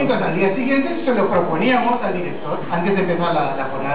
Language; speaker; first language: Spanish; native; Spanish